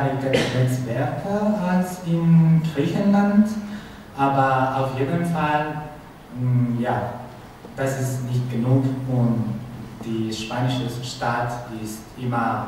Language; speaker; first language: German; non-native, learner; Spanish